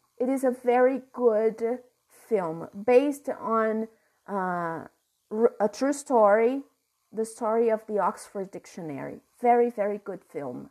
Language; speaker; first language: English; non-native, fluent; Portuguese